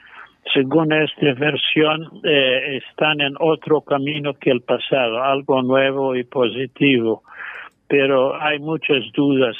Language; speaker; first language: Spanish; non-native, fluent; English